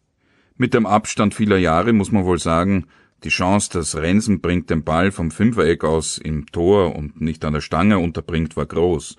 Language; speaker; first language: German; native; German